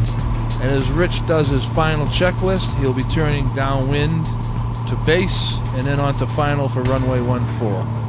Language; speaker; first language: English; native; English